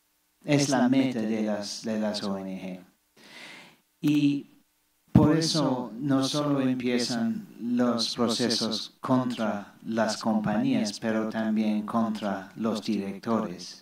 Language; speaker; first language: Spanish; non-native, fluent; English